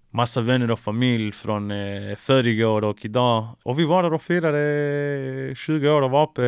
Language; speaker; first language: Swedish; early bilingual, other home language; Spanish